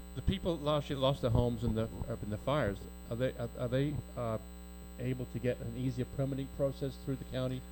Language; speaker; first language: English; native; English